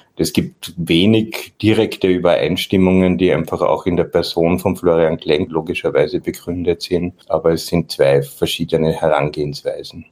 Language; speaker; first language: German; native; German